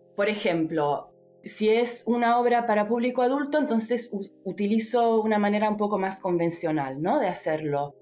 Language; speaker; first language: Spanish; early bilingual, heritage; Spanish